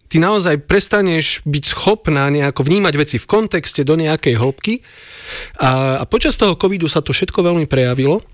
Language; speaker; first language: Slovak; native; Slovak